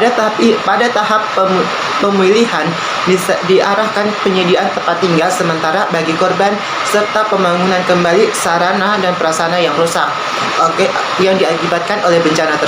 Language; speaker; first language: Indonesian; native; Indonesian